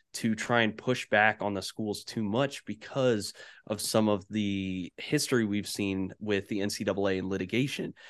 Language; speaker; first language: English; native; English